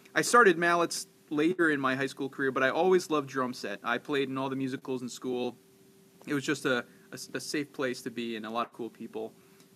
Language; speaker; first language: English; native; English